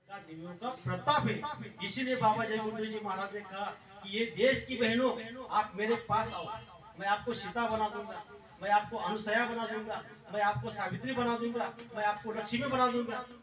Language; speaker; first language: Hindi; non-native, local second language; Marathi